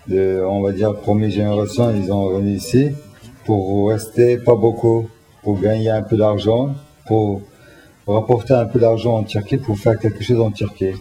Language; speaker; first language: French; non-native, learner; Turkish